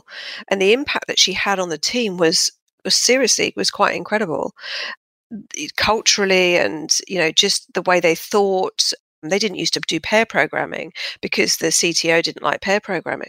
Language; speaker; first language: English; native; English